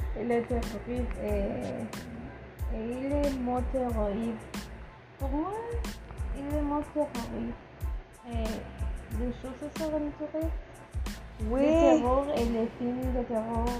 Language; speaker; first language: French; non-native, learner; Spanish